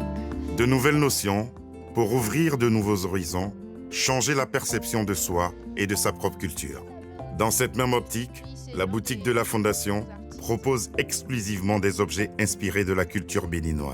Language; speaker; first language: French; native; French